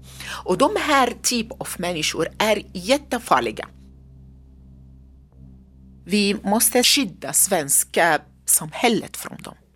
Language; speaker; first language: Swedish; non-native, learner; Arabic